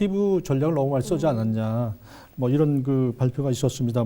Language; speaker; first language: Korean; native; Korean